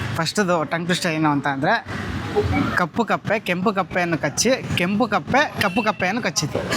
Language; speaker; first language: Kannada; native; Kannada